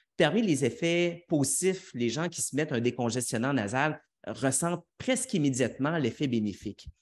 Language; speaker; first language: French; native; French